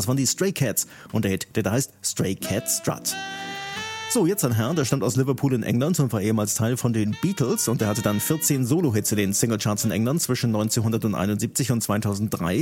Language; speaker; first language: German; native; German